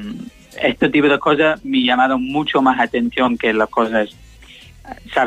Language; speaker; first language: Spanish; non-native, learner; English